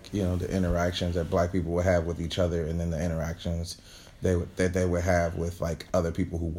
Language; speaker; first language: English; native; English